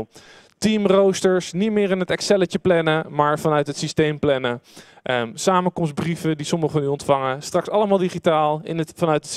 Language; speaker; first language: Dutch; native; Dutch